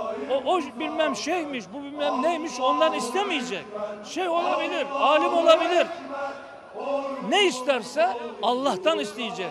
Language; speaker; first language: Turkish; native; Turkish